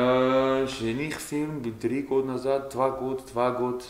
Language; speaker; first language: Russian; non-native, learner; German